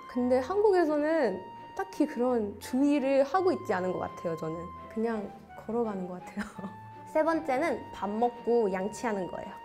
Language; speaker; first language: Korean; non-native, fluent; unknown